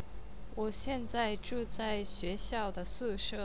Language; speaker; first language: Chinese; non-native, learner; Japanese